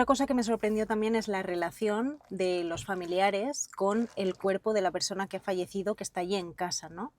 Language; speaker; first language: Spanish; native; Spanish